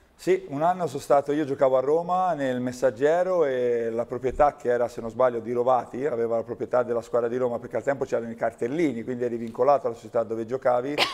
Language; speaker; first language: Italian; native; Italian